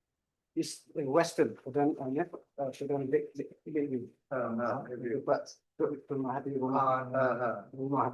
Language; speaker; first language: Malay; native; Malay